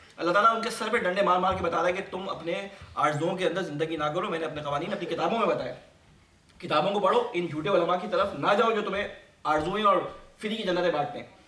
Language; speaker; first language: Urdu; native; Urdu